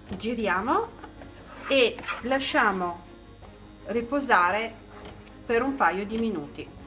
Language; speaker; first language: Italian; native; Italian